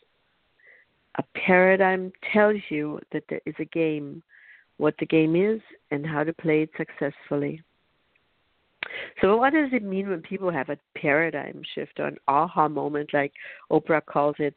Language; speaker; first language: English; non-native, fluent; German